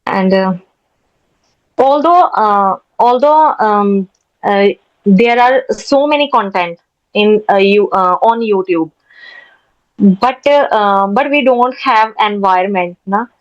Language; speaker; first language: English; non-native, learner; Hindi